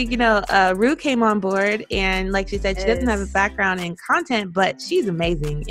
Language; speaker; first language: English; native; English